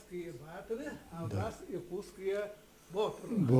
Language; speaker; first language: Russian; non-native, local second language; Yakut